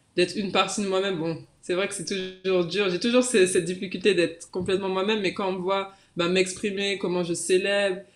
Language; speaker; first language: French; native; French